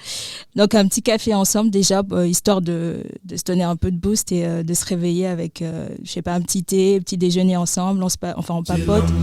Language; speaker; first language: French; native; French